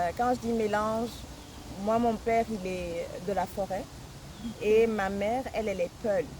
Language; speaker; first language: French; non-native, local second language; Fula